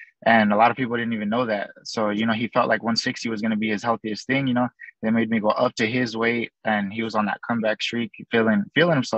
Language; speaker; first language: English; early bilingual, other home language; Spanish